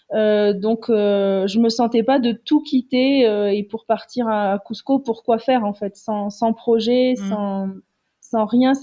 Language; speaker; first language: French; native; French